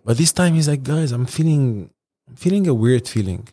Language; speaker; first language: English; non-native, fluent; Arabic